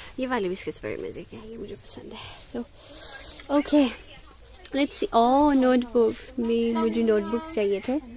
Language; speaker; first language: Urdu; non-native, local second language; Khowar